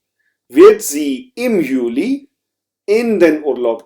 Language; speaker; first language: German; non-native, fluent; Urdu